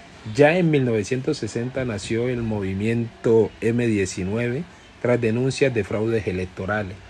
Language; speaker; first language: Spanish; native; Spanish